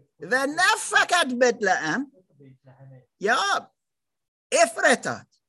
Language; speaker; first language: Persian; non-native, learner; German